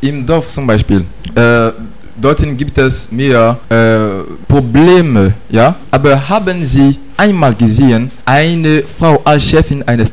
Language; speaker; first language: German; non-native, learner; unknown